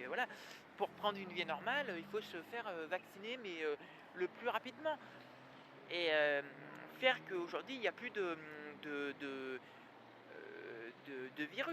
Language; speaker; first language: French; native; French